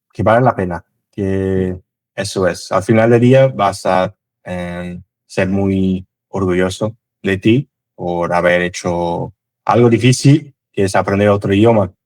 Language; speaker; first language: Spanish; non-native, fluent; English